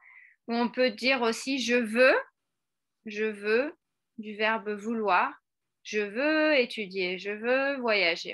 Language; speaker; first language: French; non-native, fluent; Spanish